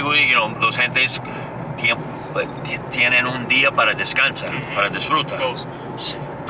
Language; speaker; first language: Spanish; non-native, learner; English